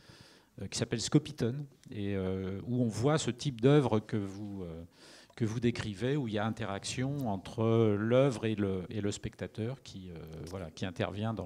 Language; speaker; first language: French; native; French